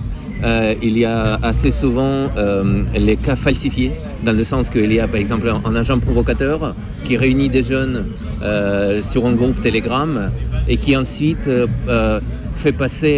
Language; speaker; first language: French; non-native, fluent; Russian